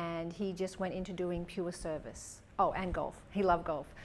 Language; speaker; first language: English; native; English